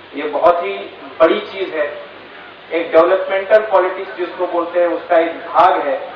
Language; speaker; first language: Hindi; non-native, local second language; Marathi